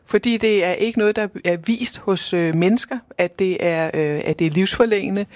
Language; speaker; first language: Danish; native; Danish